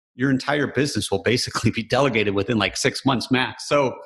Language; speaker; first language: English; native; English